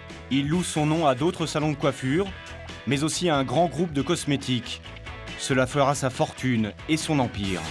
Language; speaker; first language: French; native; French